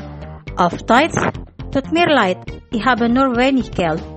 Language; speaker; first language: German; non-native, fluent; Indonesian